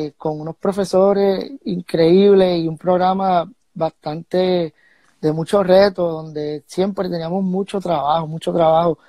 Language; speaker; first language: Spanish; early bilingual, heritage; Spanish